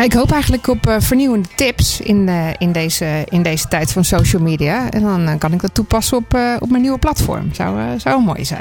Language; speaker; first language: Dutch; native; Dutch